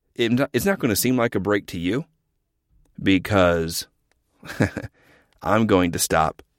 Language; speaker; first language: English; native; English